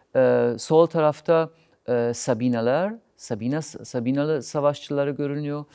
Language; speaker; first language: Turkish; non-native, fluent; German